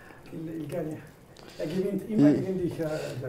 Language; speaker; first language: German; non-native, learner; French